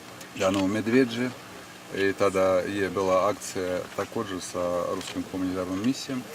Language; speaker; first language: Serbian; non-native, fluent; Russian